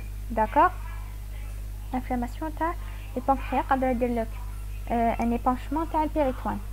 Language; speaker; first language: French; non-native, local second language; Arabic